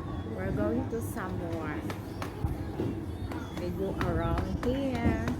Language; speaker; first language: English; non-native, learner; Filipino